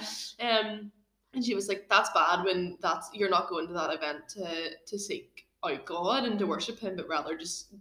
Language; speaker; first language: English; native; English